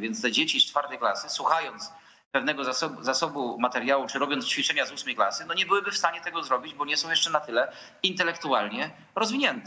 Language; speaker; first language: Polish; native; Polish